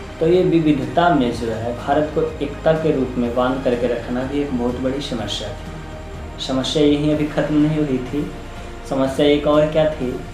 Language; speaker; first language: Hindi; native; Hindi